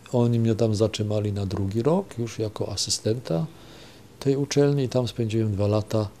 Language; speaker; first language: Polish; non-native, local second language; German